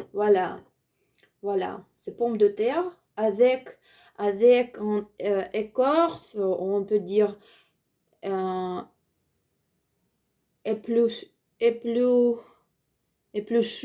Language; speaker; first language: French; non-native, learner; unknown